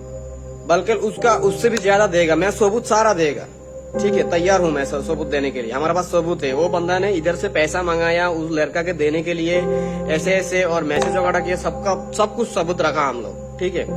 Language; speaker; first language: Hindi; non-native, fluent; Bangla